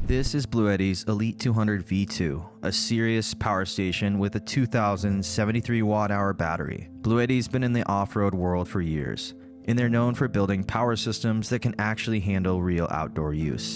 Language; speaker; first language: English; native; English